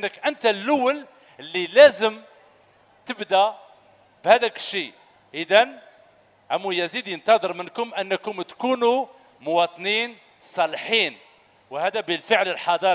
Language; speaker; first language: Arabic; native; Arabic